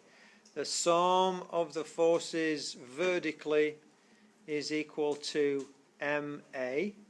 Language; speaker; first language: English; native; English